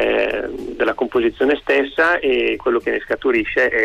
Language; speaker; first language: Italian; native; Italian